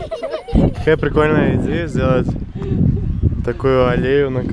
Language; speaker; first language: Russian; non-native, fluent; English